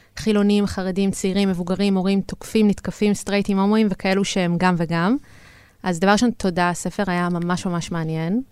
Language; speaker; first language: Hebrew; native; Hebrew